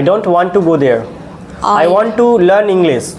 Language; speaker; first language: English; non-native, local second language; Hindi